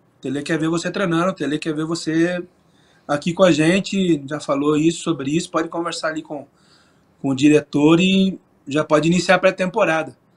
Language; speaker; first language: Portuguese; native; Portuguese